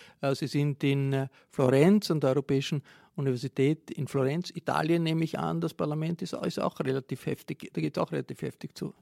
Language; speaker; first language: German; native; German